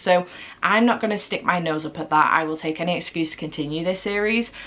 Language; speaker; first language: English; native; English